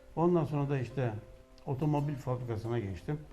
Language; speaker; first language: Turkish; native; Turkish